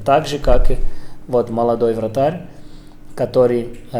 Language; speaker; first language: Russian; non-native, fluent; Portuguese